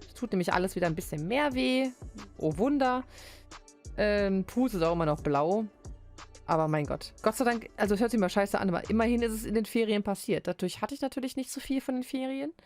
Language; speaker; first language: German; native; German